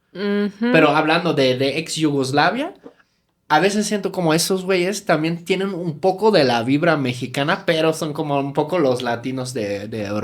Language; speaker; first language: Spanish; non-native, fluent; German